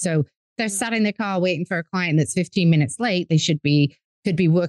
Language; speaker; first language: English; native; English